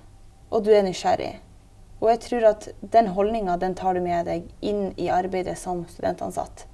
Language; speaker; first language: Norwegian; native; Norwegian